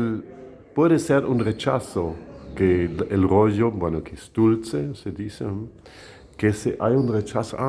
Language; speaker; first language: Spanish; non-native, fluent; German